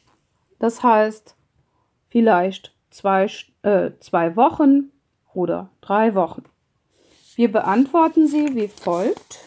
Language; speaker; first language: German; non-native, fluent; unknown